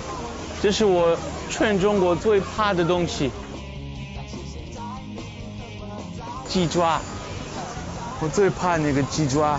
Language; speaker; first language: Chinese; non-native, fluent; English